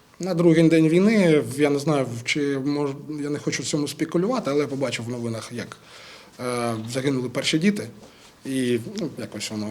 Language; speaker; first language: Ukrainian; non-native, local second language; Russian